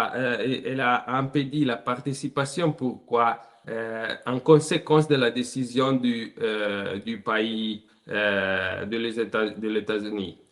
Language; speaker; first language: French; non-native, learner; Italian